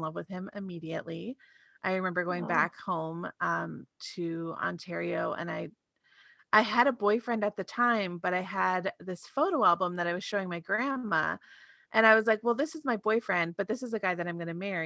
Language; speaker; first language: English; native; English